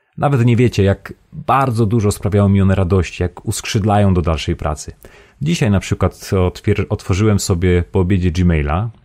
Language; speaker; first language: Polish; native; Polish